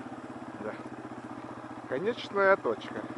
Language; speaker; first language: Russian; non-native, local second language; Yakut